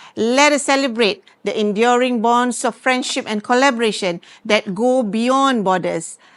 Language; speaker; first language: English; non-native, local second language; Malay